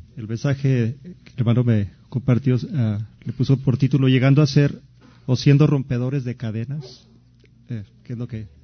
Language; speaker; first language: Spanish; native; Spanish